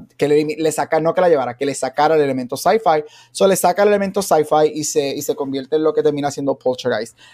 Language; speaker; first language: Spanish; native; Spanish